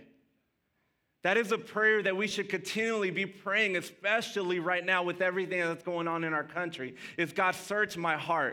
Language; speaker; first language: English; early bilingual, other home language; Spanish